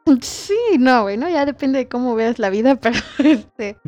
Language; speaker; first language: Spanish; native; Spanish